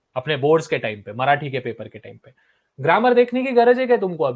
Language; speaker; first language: Hindi; non-native, local second language; Marathi